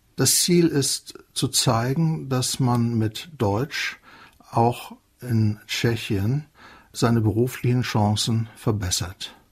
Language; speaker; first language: German; native; German